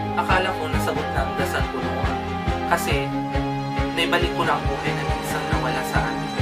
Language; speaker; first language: Filipino; non-native, local second language; Iloko